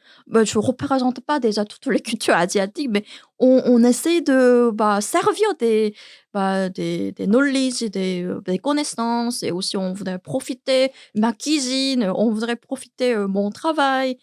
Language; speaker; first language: French; non-native, learner; Korean